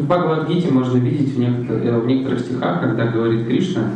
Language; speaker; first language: Russian; native; Russian